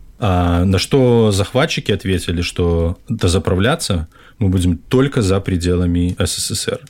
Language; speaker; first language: Russian; native; Russian